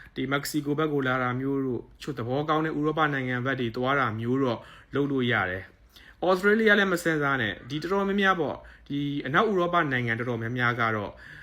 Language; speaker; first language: Burmese; native; Burmese